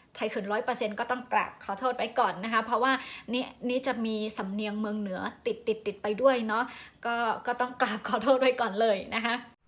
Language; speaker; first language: Thai; non-native, local second language; Shan